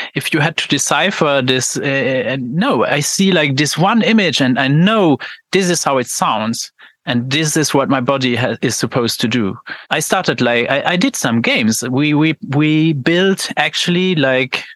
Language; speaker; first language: English; non-native, fluent; Luxembourgish